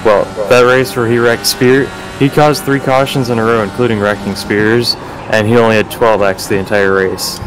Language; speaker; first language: English; native; English